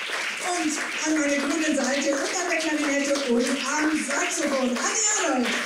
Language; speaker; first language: German; early bilingual, other home language; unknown